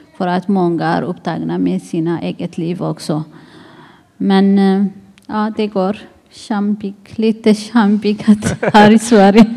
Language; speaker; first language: Swedish; non-native, learner; Tigrinya